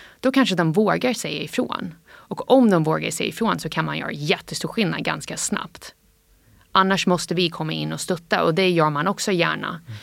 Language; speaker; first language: Swedish; non-native, fluent; English